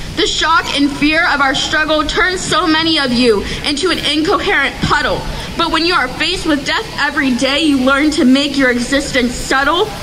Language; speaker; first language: English; native; English